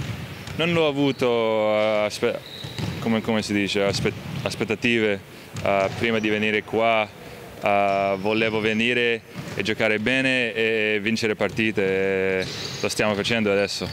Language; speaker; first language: Italian; non-native, fluent; English